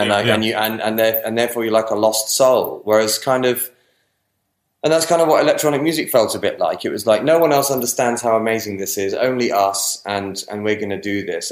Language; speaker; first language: English; native; English